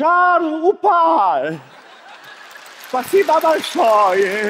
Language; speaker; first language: Russian; non-native, learner; French